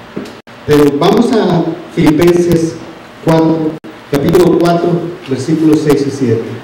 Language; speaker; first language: Spanish; native; Spanish